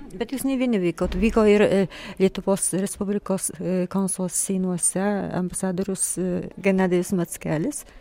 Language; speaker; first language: Lithuanian; native; Lithuanian